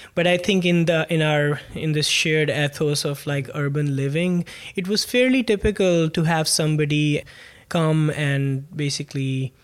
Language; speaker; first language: English; non-native, local second language; Punjabi